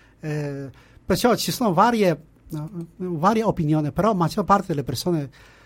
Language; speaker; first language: Italian; non-native, fluent; Chinese